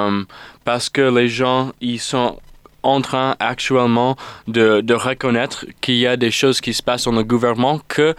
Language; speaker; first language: French; non-native, fluent; English